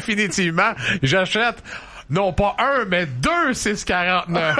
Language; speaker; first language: French; native; French